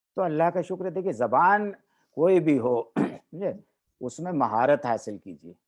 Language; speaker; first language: Urdu; native; Urdu